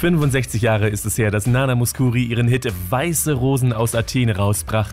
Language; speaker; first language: German; native; German